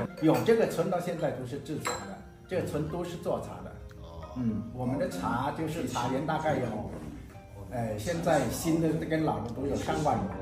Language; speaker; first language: Chinese; non-native, local second language; Hakka Chinese